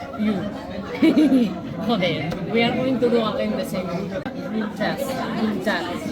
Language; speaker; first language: English; non-native, learner; Spanish